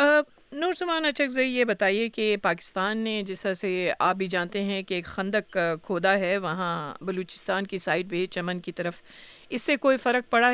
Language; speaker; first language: Urdu; native; Urdu